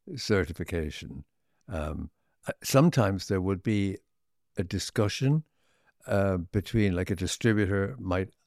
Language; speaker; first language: English; native; English